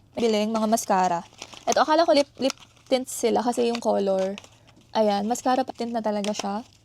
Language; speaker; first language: Filipino; native; Filipino